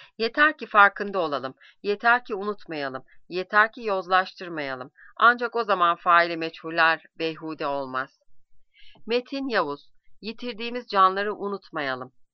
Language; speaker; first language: Turkish; native; Turkish